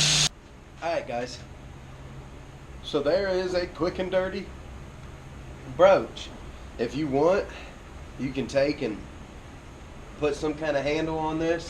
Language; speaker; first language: English; native; English